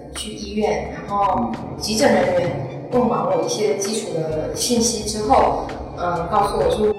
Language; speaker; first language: Chinese; non-native, local second language; Min Nan Chinese